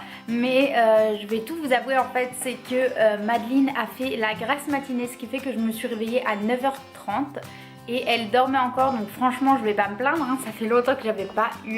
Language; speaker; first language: French; native; French